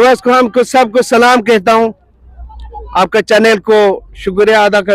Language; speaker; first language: Hindi; non-native, local second language; Balti